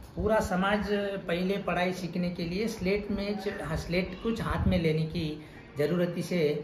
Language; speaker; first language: Hindi; non-native, local second language; Telugu